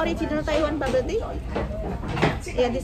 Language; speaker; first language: English; non-native, learner; Indonesian